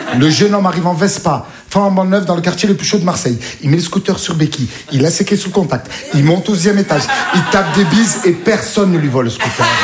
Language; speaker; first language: French; native; French